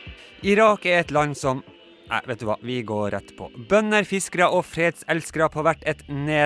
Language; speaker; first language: Norwegian; native; Norwegian